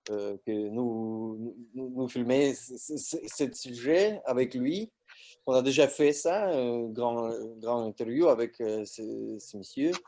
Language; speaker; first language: French; non-native, learner; Russian